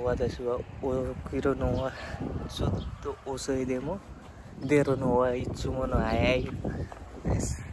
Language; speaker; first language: Japanese; non-native, learner; Nepali